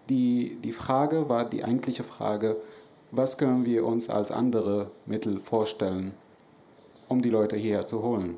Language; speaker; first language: German; non-native, fluent; Arabic